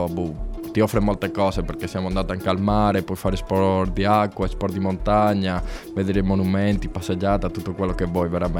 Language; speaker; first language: Italian; non-native, learner; Spanish